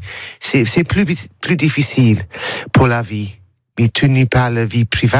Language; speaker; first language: French; non-native, learner; English